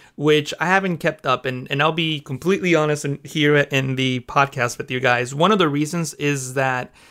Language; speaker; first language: English; early bilingual, other home language; Spanish